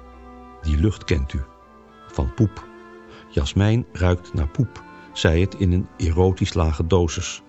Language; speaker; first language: Dutch; native; Dutch